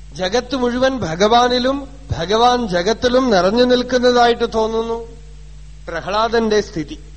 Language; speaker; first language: Malayalam; native; Malayalam